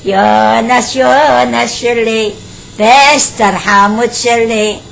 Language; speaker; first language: Hebrew; non-native, fluent; Arabic